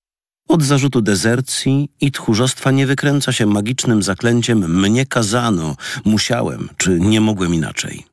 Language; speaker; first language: Polish; native; Polish